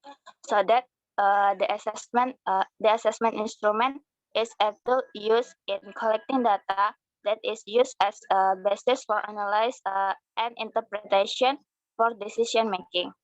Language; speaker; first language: English; non-native, learner; Indonesian